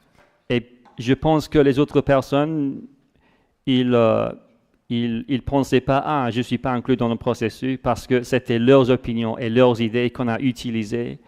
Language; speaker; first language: French; non-native, fluent; English